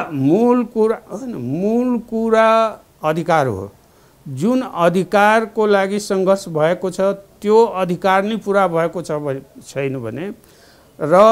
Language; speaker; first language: Nepali; non-native, local second language; Maithili